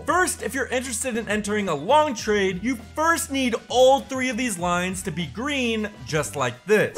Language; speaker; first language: English; native; English